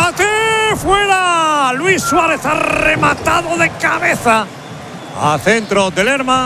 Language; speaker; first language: Spanish; native; Spanish